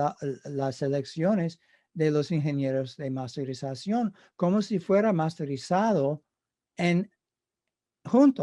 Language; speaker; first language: Spanish; non-native, fluent; English